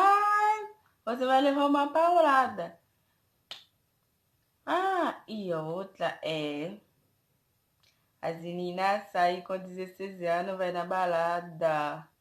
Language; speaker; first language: Portuguese; non-native, fluent; Haitian Creole